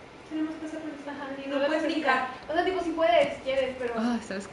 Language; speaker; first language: Spanish; native; Spanish